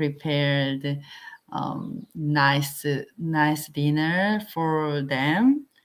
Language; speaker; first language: English; non-native, learner; Korean